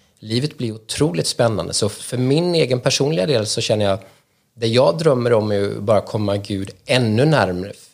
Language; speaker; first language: Swedish; native; Swedish